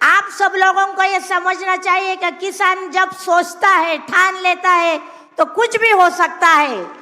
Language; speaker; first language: Hindi; non-native, local second language; Marathi